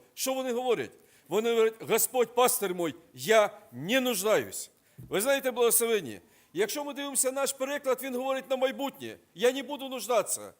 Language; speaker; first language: Ukrainian; non-native, local second language; Russian